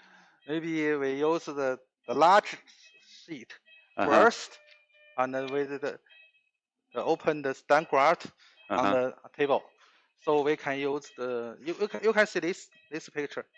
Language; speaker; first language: English; non-native, learner; Chinese